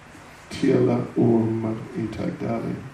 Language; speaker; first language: Russian; non-native, learner; English